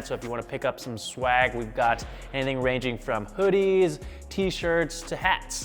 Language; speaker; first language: English; native; English